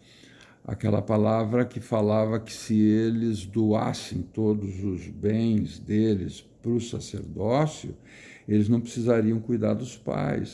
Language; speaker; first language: Portuguese; native; Portuguese